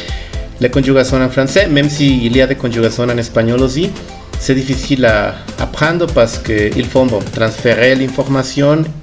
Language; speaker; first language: French; non-native, fluent; Spanish